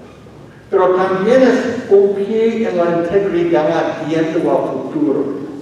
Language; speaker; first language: Spanish; non-native, fluent; English